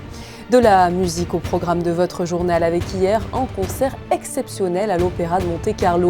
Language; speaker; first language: French; native; French